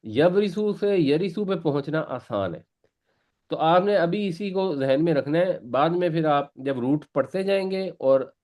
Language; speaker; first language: Urdu; native; Urdu